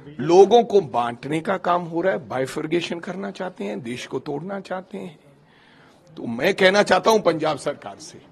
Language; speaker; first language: Hindi; non-native, local second language; Punjabi